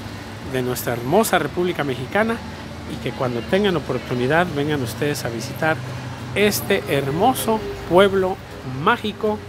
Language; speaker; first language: Spanish; native; Spanish